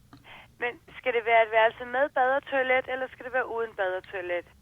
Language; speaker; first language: Danish; native; Danish